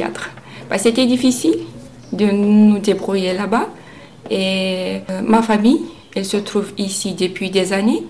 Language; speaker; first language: French; non-native, learner; Romanian